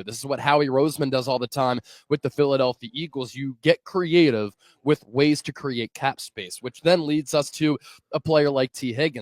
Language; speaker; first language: English; native; English